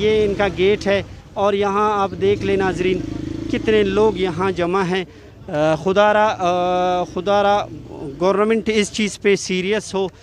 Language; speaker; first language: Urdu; non-native, local second language; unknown